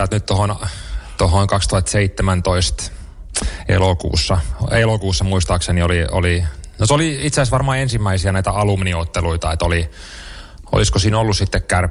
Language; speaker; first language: Finnish; native; Finnish